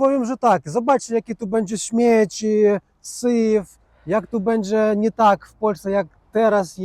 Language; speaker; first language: Polish; non-native, learner; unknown